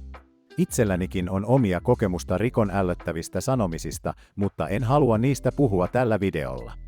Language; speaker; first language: Finnish; native; Finnish